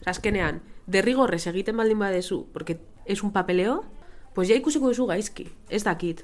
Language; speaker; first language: Basque; non-native, local second language; Spanish